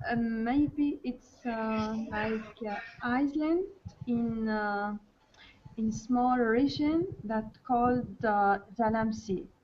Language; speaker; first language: English; non-native, learner; Arabic